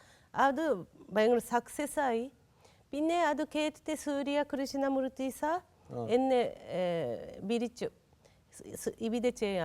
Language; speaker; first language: Malayalam; non-native, learner; Japanese